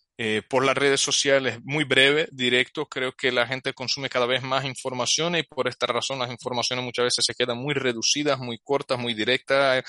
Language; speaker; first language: Spanish; non-native, fluent; Portuguese